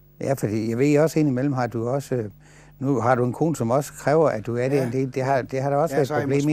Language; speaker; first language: Danish; native; Danish